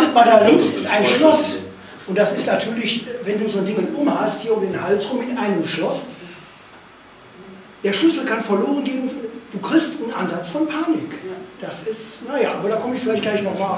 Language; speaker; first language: German; native; German